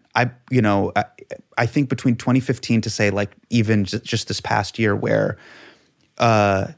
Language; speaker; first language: English; native; English